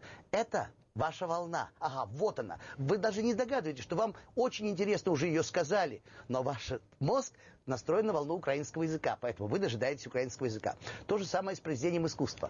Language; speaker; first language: Russian; native; Russian